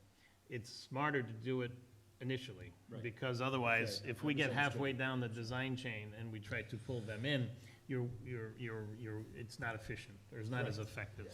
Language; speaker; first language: English; native; English